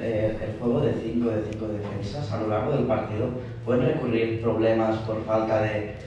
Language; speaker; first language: Spanish; non-native, local second language; Catalan